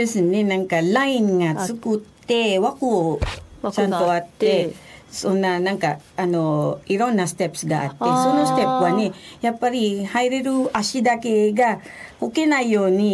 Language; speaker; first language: Japanese; non-native, fluent; Filipino